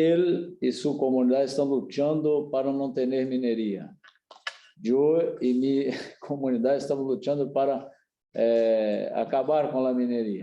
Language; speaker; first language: Spanish; non-native, learner; Portuguese